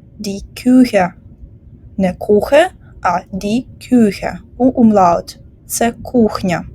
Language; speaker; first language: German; non-native, fluent; Ukrainian